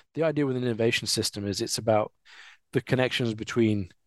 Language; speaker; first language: English; native; English